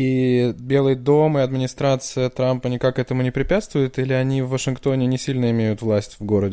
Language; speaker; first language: Russian; native; Russian